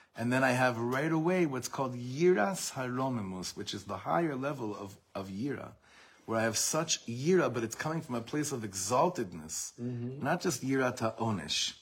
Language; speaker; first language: English; native; English